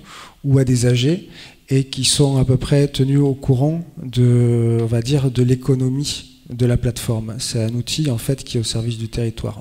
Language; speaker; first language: French; native; French